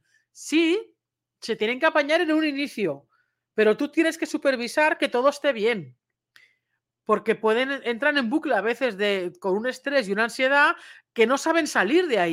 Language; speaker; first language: Spanish; native; Spanish